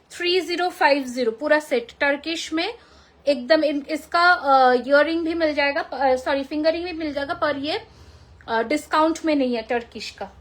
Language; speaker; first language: Hindi; non-native, local second language; Bangla